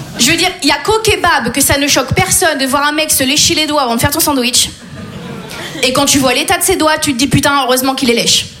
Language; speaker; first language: French; native; French